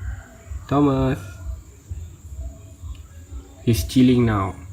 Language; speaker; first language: English; non-native, local second language; Malay